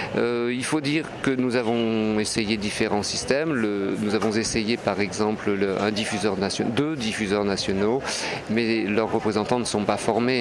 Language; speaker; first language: French; native; French